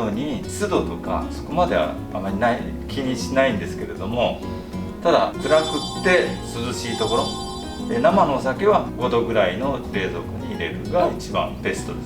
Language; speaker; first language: Japanese; native; Japanese